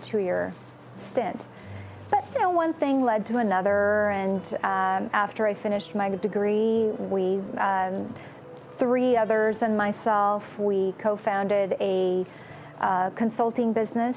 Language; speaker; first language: English; non-native, fluent; Romanian